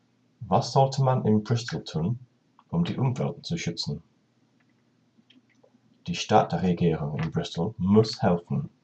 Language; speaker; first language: German; non-native, learner; English